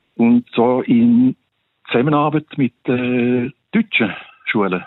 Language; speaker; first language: German; native; German